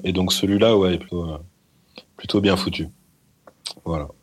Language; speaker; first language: French; native; French